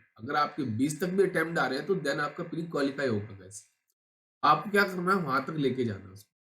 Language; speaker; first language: Hindi; native; Hindi